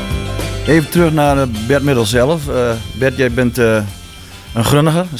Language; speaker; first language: Dutch; native; Dutch